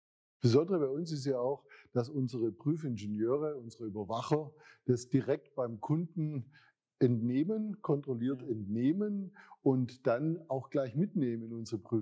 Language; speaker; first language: German; native; German